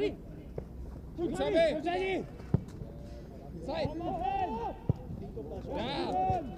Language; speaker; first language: German; non-native, learner; Catalan